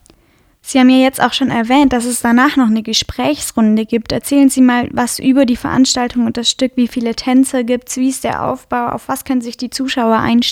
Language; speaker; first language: German; native; German